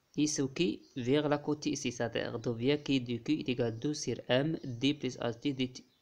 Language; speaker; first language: French; non-native, local second language; Arabic